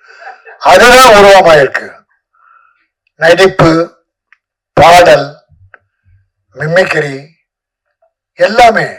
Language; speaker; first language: Tamil; native; Tamil